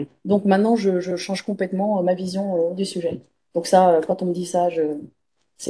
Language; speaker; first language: French; native; French